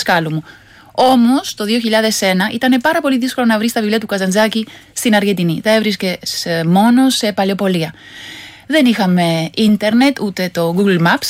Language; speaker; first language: Greek; non-native, fluent; Spanish